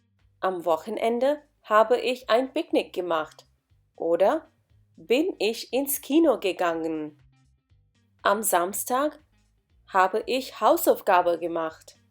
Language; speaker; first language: German; non-native, fluent; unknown